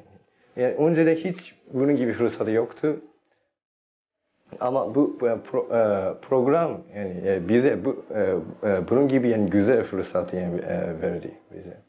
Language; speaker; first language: Turkish; non-native, learner; Japanese